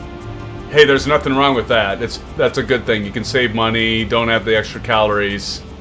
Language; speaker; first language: English; native; English